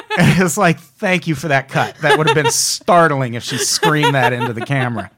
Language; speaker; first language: English; native; English